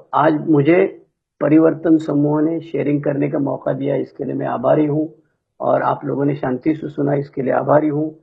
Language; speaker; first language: Hindi; non-native, local second language; Marathi